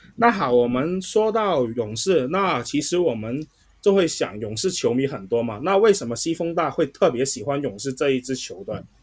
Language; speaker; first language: Chinese; non-native, local second language; Cantonese